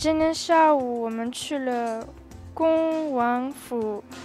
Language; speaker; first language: Chinese; non-native, learner; French